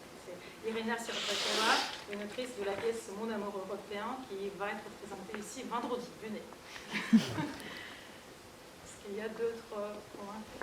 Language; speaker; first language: French; non-native, fluent; Russian